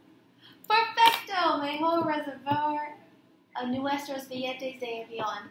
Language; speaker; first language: Spanish; non-native, learner; English